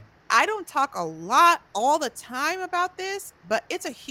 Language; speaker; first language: English; native; English